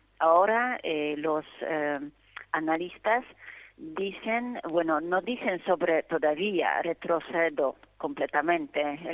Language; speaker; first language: Spanish; non-native, fluent; Polish